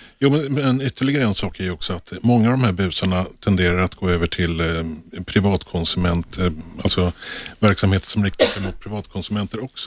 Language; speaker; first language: Swedish; native; Swedish